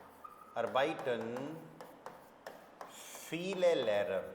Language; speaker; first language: German; non-native, fluent; Hindi